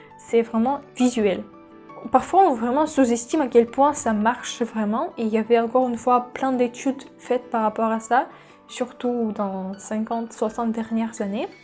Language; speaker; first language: French; non-native, fluent; Russian